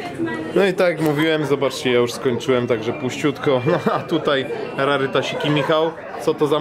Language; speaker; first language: Polish; native; Polish